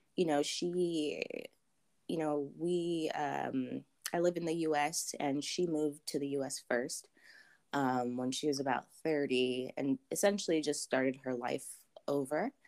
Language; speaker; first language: English; early bilingual, other home language; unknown